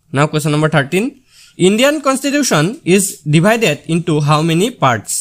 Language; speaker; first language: English; non-native, local second language; Assamese